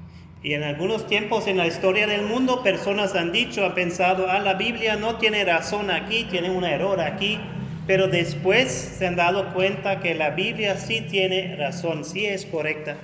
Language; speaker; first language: Spanish; non-native, fluent; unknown